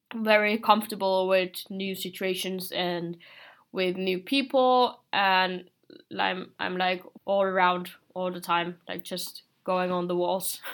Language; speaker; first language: English; non-native, fluent; Finnish